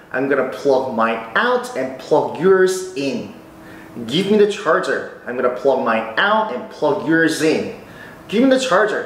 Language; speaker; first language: English; non-native, fluent; Korean